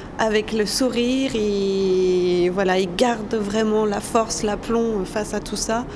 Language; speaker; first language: French; native; French